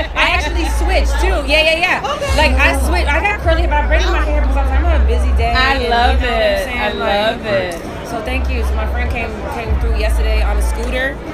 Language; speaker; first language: English; native; English